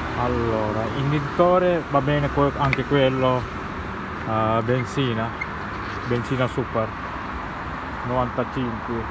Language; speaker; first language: Italian; non-native, learner; Sinhala